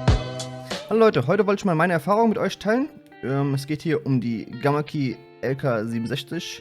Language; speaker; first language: German; native; German